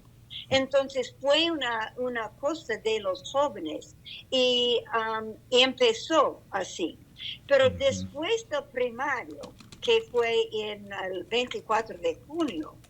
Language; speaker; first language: Spanish; non-native, learner; English